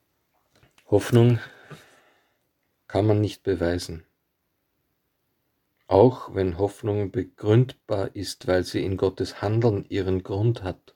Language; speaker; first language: German; native; German